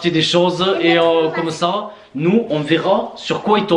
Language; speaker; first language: French; native; French